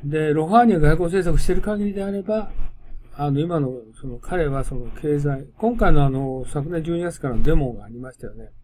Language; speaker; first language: Japanese; native; Japanese